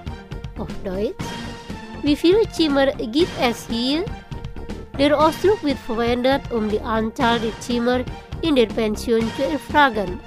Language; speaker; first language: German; non-native, fluent; Indonesian